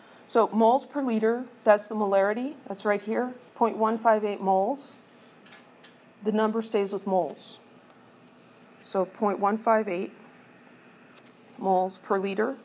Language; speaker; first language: English; native; English